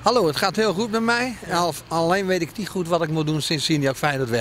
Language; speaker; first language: Dutch; native; Dutch